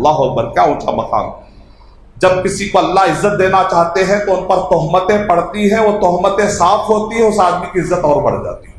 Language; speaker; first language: Urdu; native; Urdu